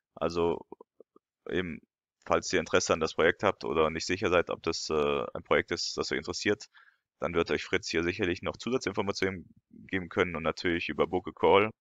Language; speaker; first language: German; non-native, fluent; French